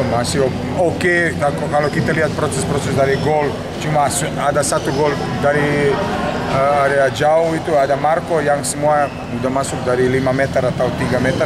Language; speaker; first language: Indonesian; non-native, learner; Serbian